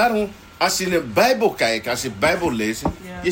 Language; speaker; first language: Dutch; non-native, learner; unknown